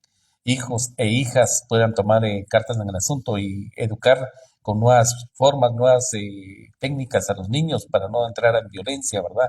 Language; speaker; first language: Spanish; native; Spanish